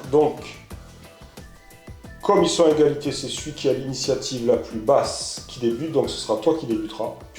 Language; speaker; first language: French; native; French